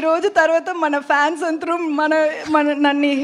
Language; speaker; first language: Telugu; non-native, learner; Tamil